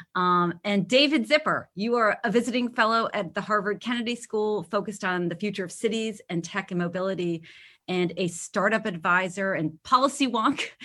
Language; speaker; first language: English; native; English